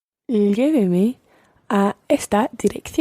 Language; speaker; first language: Spanish; non-native, learner; English